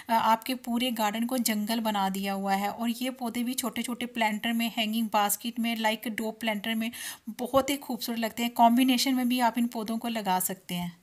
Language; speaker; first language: Hindi; non-native, local second language; Punjabi